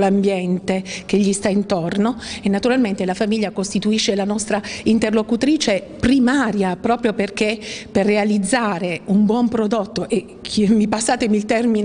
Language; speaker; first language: Italian; native; Italian